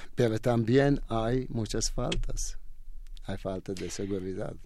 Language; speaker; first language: Spanish; non-native, learner; Arabic